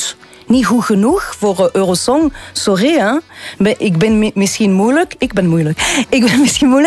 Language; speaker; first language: Dutch; non-native, local second language; French